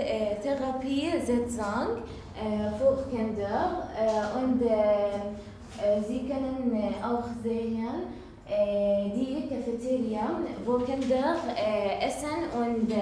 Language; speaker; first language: German; non-native, learner; Arabic